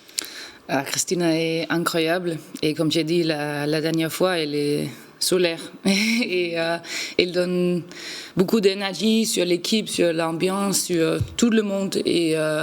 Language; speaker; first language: French; non-native, learner; Danish